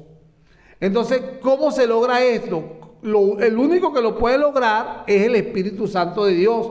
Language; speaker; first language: Spanish; native; Spanish